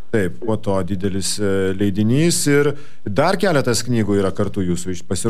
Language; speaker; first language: Lithuanian; native; Lithuanian